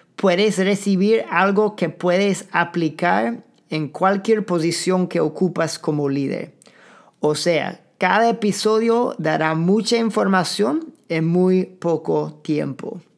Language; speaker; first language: Spanish; non-native, fluent; English